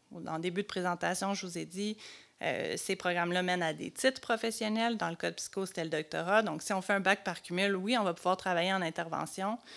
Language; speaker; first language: French; native; French